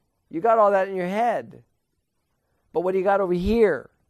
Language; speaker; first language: English; native; English